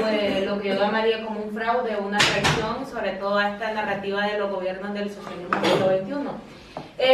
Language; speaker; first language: Spanish; native; Spanish